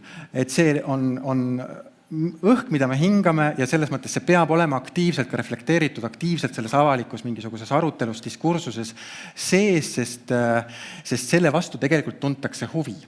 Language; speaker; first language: Estonian; native; Estonian